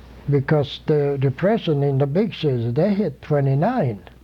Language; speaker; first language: English; non-native, fluent; Swedish